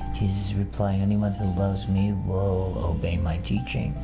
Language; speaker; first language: English; native; English